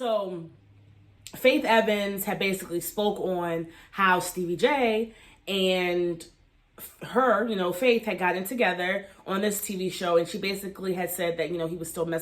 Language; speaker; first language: English; native; English